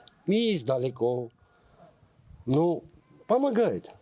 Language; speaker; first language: Russian; non-native, fluent; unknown